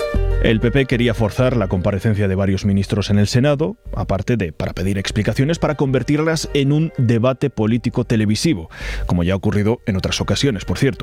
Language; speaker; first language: Spanish; native; Spanish